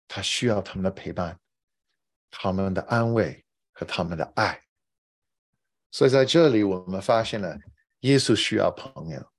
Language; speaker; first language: Chinese; non-native, fluent; English